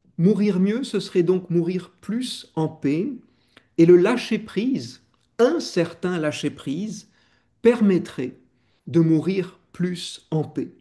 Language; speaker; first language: French; native; French